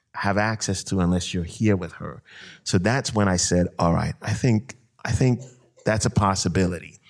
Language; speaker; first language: English; non-native, local second language; Akan